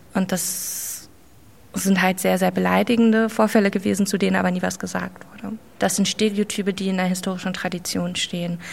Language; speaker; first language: German; native; German